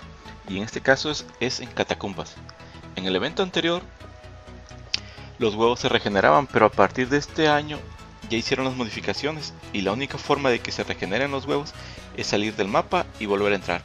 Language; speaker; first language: Spanish; native; Spanish